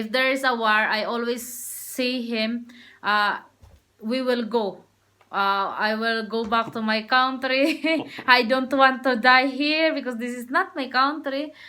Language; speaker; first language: English; non-native, learner; Filipino